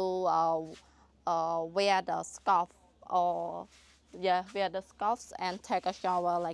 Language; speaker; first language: English; non-native, learner; Khmer